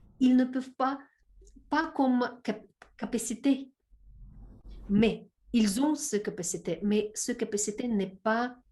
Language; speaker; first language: French; non-native, learner; Russian